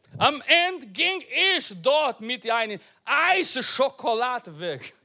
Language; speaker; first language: German; non-native, learner; Portuguese